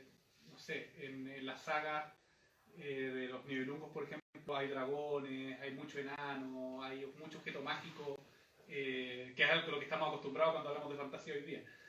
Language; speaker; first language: Spanish; native; Spanish